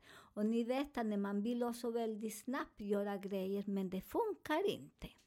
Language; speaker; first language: Swedish; non-native, learner; Spanish